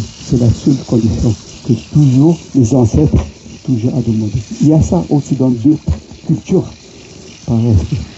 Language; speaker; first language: French; non-native, local second language; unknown